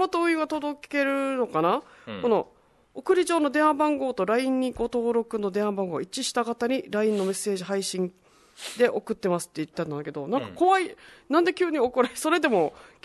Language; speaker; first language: Japanese; native; Japanese